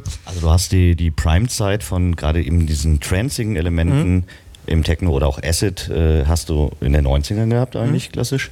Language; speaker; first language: German; native; German